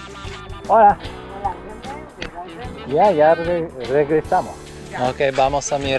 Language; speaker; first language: Spanish; non-native, learner; English